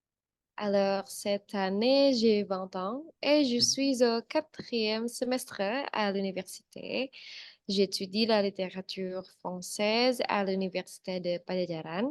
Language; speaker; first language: French; non-native, learner; Indonesian